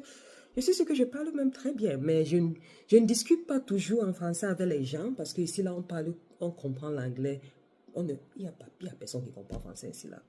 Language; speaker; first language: French; non-native, local second language; Igbo